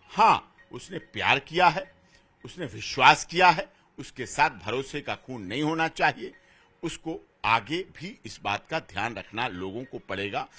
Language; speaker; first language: Hindi; native; Hindi